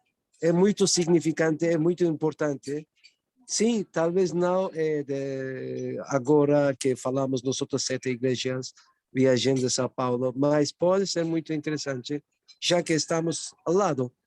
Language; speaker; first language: Portuguese; non-native, learner; Turkish